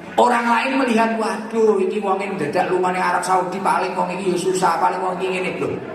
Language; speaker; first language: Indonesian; native; Indonesian